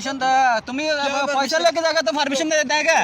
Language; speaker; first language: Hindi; non-native, learner; Bangla